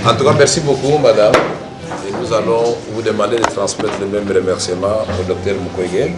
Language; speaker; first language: French; non-native, local second language; Swahili